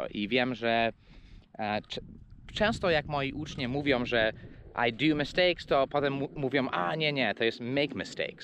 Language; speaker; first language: Polish; non-native, fluent; English